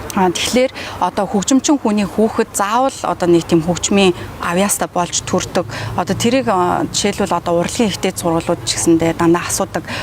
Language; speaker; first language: Mongolian; early bilingual, heritage; Mongolian